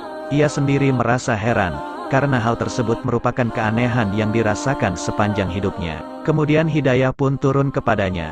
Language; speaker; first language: Indonesian; native; Indonesian